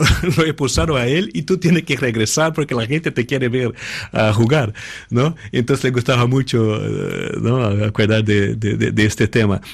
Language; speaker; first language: Spanish; non-native, fluent; Portuguese